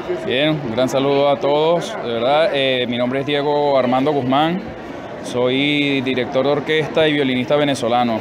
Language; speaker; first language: Spanish; native; Spanish